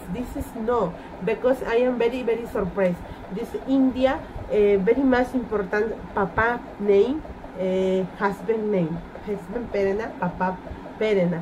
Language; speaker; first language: English; non-native, learner; Spanish